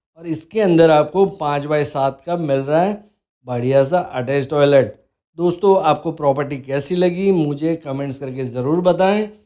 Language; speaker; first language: Hindi; non-native, local second language; Gujarati